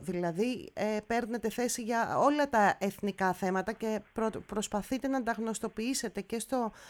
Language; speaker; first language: Greek; native; Greek